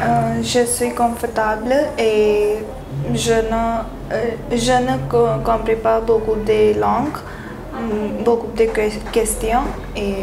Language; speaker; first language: French; non-native, learner; Hindi